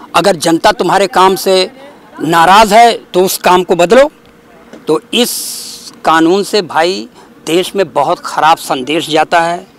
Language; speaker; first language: Hindi; native; Hindi